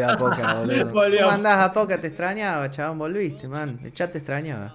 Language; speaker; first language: Spanish; native; Spanish